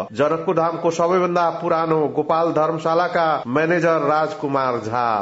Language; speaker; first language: Nepali; non-native, local second language; Maithili